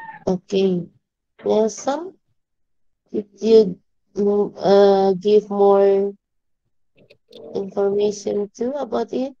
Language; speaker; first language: English; non-native, learner; Indonesian